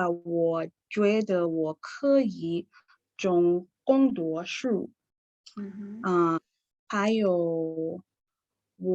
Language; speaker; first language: Chinese; non-native, learner; English